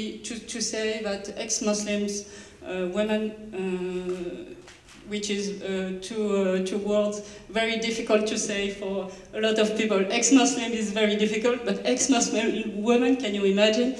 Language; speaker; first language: English; non-native, learner; French